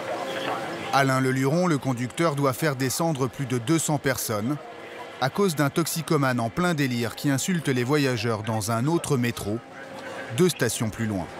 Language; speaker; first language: French; native; French